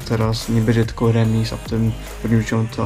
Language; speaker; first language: Polish; early bilingual, heritage; Polish